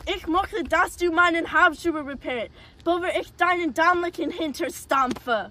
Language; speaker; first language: German; non-native, learner; English